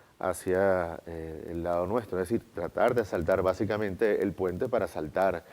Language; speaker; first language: Spanish; native; Spanish